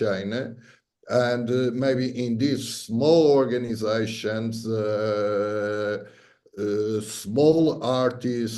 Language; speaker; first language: English; non-native, fluent; Portuguese